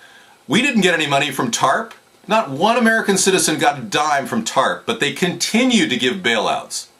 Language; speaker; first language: English; native; English